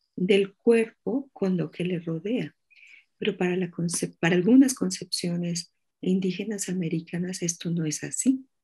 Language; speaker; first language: Spanish; native; Spanish